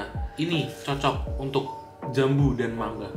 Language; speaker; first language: Indonesian; native; Indonesian